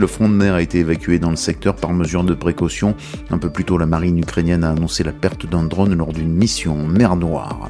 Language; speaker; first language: French; native; French